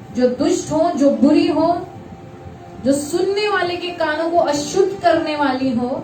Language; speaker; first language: Hindi; non-native, local second language; Marathi